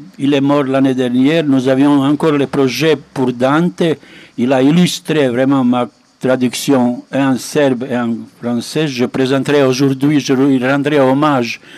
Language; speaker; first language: French; non-native, fluent; Serbian